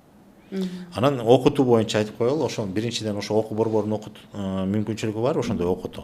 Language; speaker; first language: Kyrgyz; native; Kyrgyz